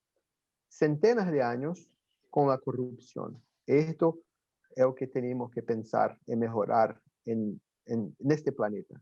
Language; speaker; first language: Spanish; non-native, fluent; Portuguese